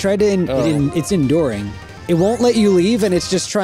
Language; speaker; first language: English; native; English